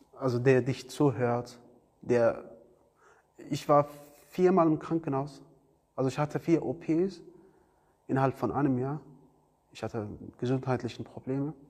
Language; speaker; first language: German; non-native, learner; Arabic